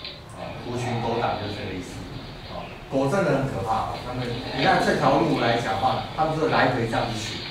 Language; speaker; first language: Chinese; native; Chinese